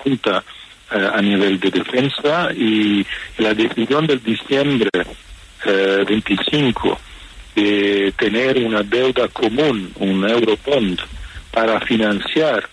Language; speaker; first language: Spanish; non-native, fluent; Italian